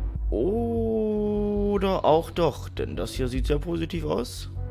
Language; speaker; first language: German; native; German